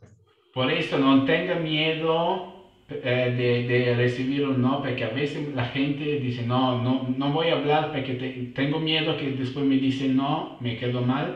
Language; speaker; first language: Spanish; non-native, fluent; Italian